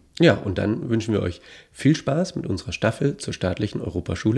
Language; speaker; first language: German; native; German